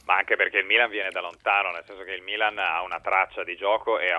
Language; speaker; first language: Italian; native; Italian